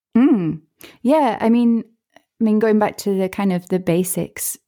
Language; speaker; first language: English; native; English